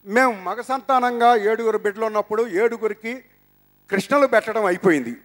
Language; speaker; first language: Telugu; native; Telugu